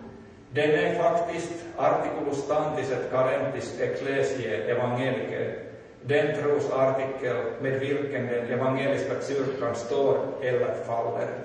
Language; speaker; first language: Swedish; non-native, local second language; Finnish